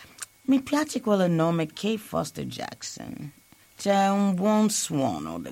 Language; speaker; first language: Italian; non-native, learner; English